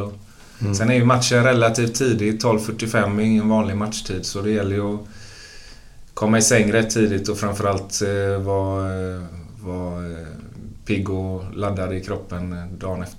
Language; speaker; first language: Swedish; native; Swedish